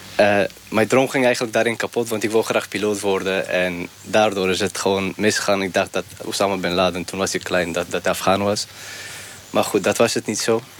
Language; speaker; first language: Dutch; early bilingual, other home language; Persian